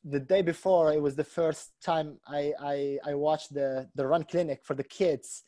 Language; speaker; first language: English; non-native, fluent; Arabic